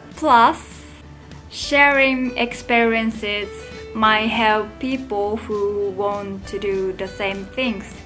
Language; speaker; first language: English; non-native, fluent; Japanese